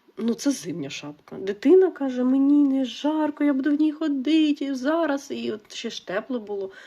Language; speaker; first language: Ukrainian; non-native, local second language; Russian